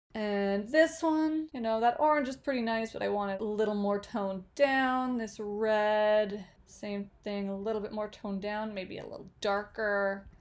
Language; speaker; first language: English; native; English